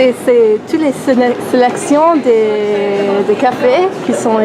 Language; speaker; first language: French; non-native, learner; English